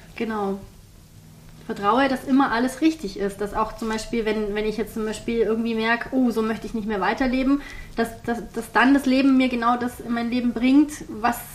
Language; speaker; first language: German; early bilingual, heritage; German